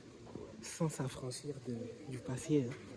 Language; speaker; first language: French; native; French